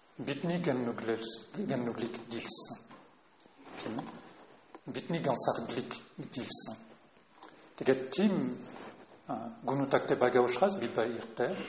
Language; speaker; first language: Mongolian; non-native, fluent; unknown